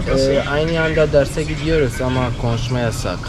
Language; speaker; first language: Turkish; non-native, fluent; Kurdish